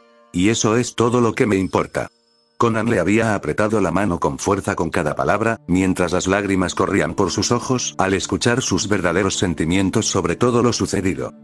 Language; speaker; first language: Spanish; native; Spanish